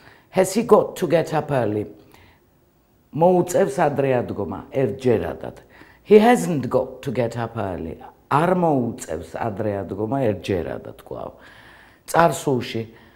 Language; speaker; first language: English; non-native, fluent; Georgian